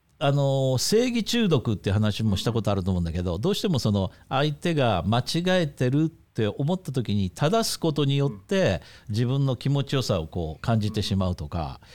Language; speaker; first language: Japanese; native; Japanese